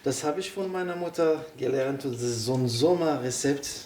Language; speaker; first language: German; non-native, fluent; Arabic